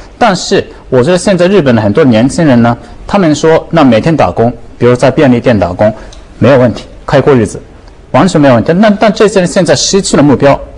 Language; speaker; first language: Chinese; non-native, fluent; Japanese